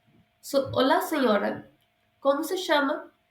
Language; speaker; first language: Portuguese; non-native, fluent; Hindi